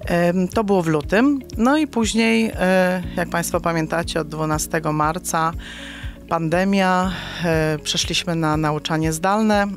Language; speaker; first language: Polish; native; Polish